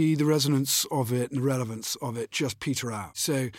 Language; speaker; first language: English; native; English